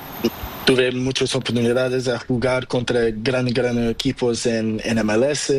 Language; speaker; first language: Spanish; non-native, learner; Portuguese